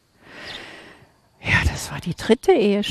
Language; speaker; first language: German; native; German